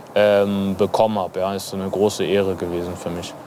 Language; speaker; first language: German; native; German